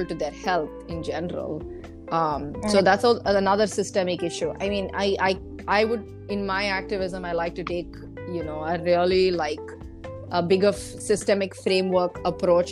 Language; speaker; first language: English; non-native, local second language; Tamil